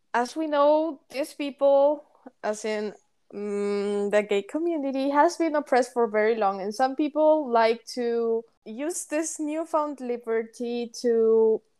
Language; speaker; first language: English; non-native, fluent; Spanish